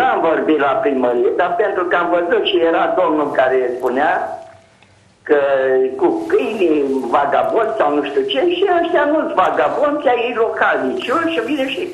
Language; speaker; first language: Romanian; non-native, local second language; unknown